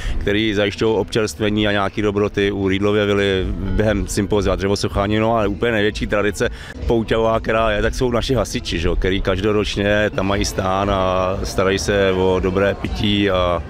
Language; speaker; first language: Czech; native; Czech